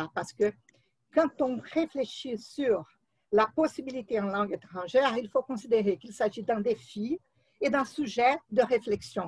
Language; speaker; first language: French; non-native, fluent; Portuguese